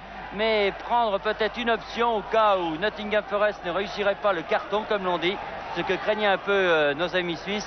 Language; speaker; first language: French; native; French